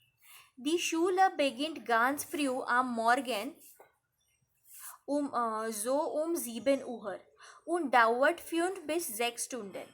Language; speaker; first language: German; non-native, fluent; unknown